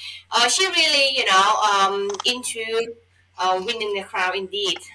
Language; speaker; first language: English; non-native, fluent; Thai